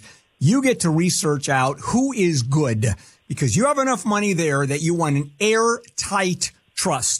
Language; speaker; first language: English; native; English